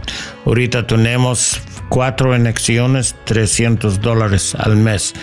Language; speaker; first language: Spanish; non-native, learner; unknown